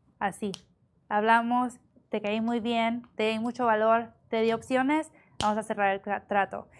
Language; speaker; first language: Spanish; early bilingual, heritage; Spanish